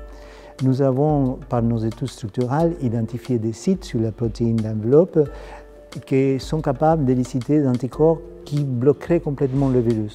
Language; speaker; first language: French; non-native, fluent; Spanish